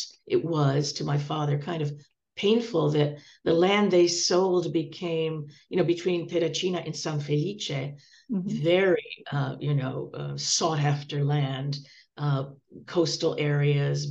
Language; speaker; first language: English; native; English